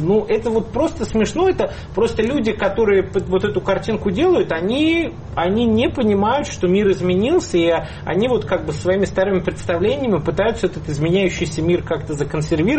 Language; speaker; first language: Russian; native; Russian